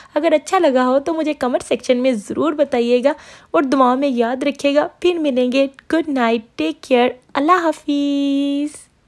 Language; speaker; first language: Urdu; non-native, local second language; Punjabi